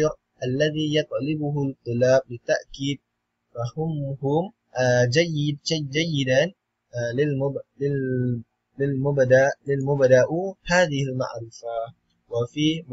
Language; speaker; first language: Arabic; non-native, learner; Malay